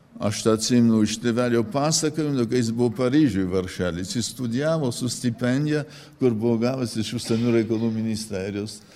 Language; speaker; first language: Lithuanian; early bilingual, heritage; Lithuanian